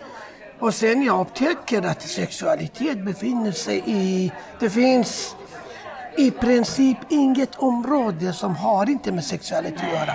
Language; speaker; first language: Swedish; non-native, fluent; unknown